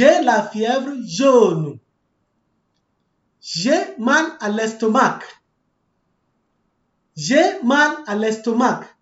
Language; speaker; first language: French; non-native, fluent; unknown